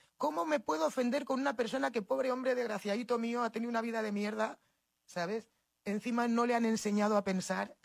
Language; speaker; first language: Spanish; native; Spanish